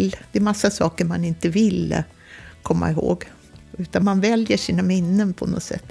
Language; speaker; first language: Swedish; native; Swedish